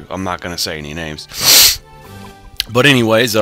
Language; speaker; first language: English; native; English